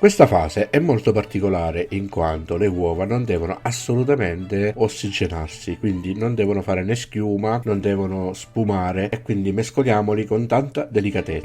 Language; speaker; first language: Italian; native; Italian